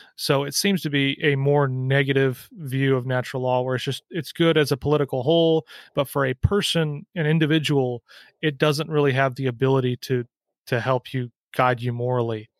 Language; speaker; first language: English; native; English